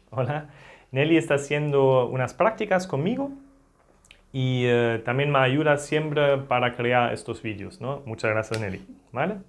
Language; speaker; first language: Spanish; non-native, fluent; German